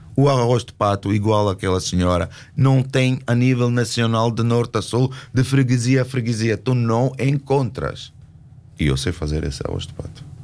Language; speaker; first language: Portuguese; non-native, fluent; Georgian